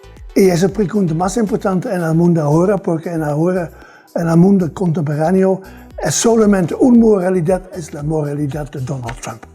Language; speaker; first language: Spanish; non-native, fluent; Dutch